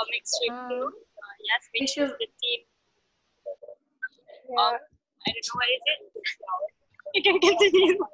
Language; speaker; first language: English; non-native, learner; Malay